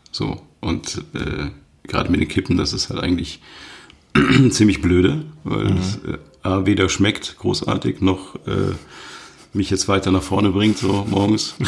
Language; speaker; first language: German; native; German